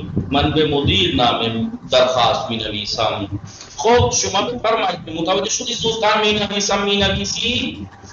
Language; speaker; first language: Persian; non-native, fluent; Urdu